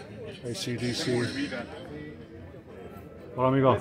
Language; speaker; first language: Spanish; non-native, learner; English